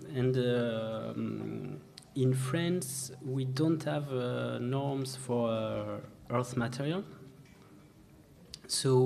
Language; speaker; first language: English; non-native, learner; French